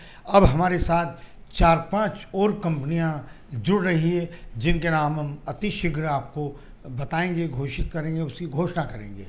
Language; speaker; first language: Hindi; native; Hindi